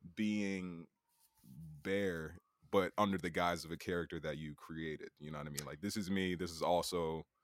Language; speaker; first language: English; native; English